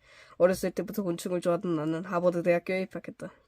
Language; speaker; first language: Korean; native; Korean